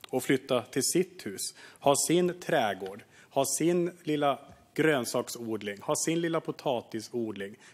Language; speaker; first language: Swedish; native; Swedish